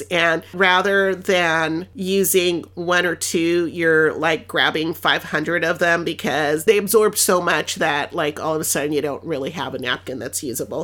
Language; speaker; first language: English; early bilingual, other home language; Spanish